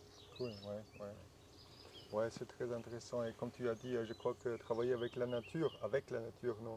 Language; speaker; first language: French; non-native, fluent; German